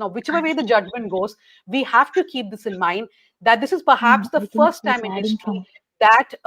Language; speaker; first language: English; non-native, local second language; Malayalam